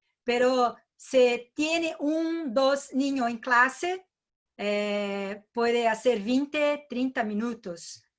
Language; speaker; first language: Spanish; non-native, learner; Portuguese